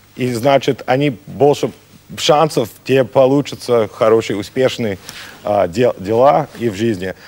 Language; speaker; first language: Russian; non-native, learner; English